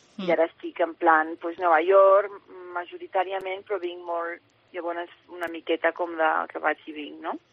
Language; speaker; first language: Catalan; early bilingual, heritage; English